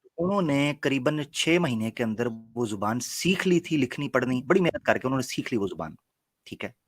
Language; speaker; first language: Urdu; native; Urdu